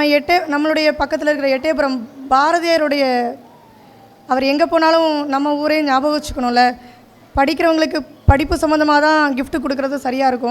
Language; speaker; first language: Tamil; native; Tamil